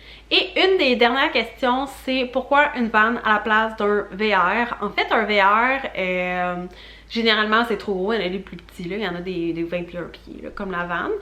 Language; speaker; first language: French; native; French